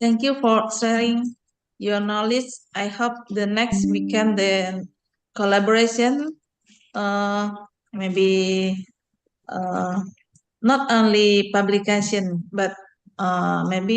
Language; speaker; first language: English; non-native, fluent; Indonesian